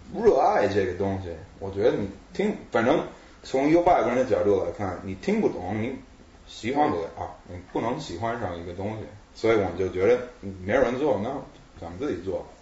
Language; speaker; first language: Chinese; non-native, fluent; English